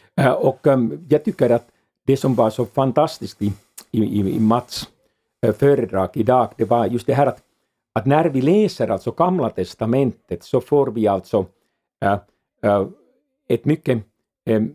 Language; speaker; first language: Swedish; non-native, fluent; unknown